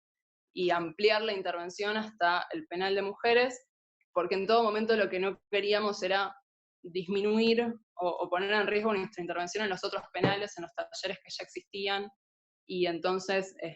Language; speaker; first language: Spanish; native; Spanish